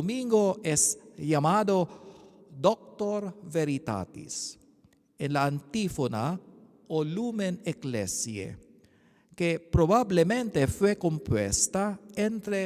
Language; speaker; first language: Spanish; non-native, learner; Filipino